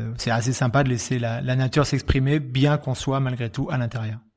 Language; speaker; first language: French; native; French